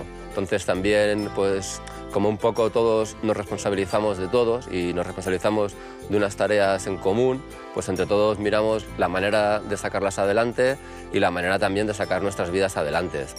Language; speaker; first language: Spanish; native; Spanish